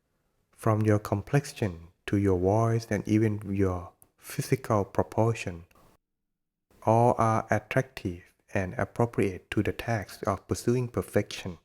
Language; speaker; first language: English; non-native, fluent; Thai